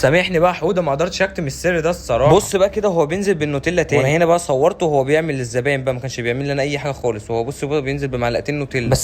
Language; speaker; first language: Arabic; native; Arabic